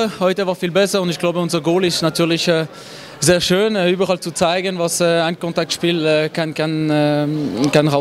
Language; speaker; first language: German; non-native, fluent; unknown